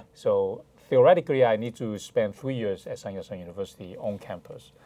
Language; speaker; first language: English; non-native, fluent; Chinese